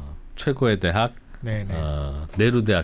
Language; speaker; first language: Korean; native; Korean